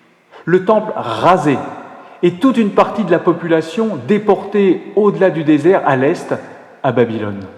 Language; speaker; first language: French; native; French